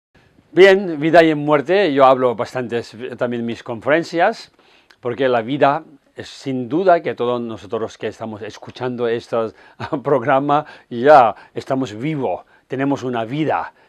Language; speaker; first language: Spanish; non-native, fluent; Tibetan